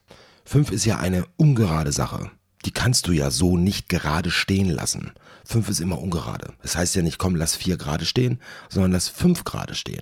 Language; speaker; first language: German; native; German